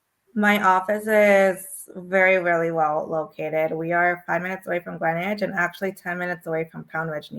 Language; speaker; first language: English; native; English